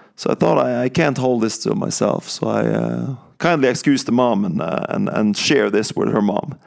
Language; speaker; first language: English; non-native, fluent; Norwegian